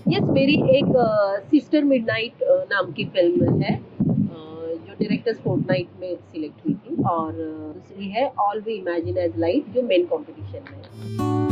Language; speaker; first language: Hindi; non-native, local second language; Marathi